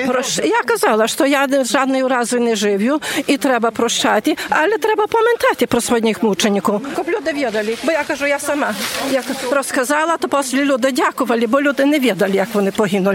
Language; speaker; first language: Polish; non-native, local second language; Ukrainian